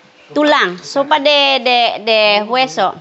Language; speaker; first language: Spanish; non-native, learner; Indonesian